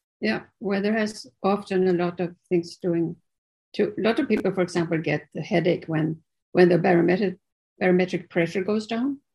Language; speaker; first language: English; non-native, fluent; Swedish